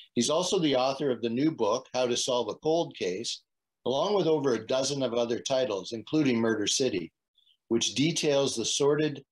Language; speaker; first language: English; native; English